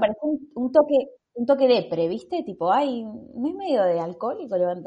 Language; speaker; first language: Spanish; native; Spanish